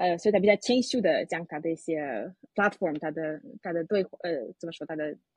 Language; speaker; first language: Chinese; non-native, fluent; Russian